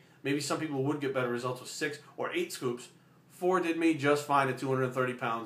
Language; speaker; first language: English; native; English